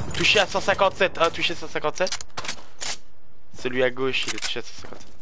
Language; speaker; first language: French; native; French